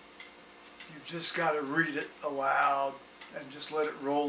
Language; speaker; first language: English; native; English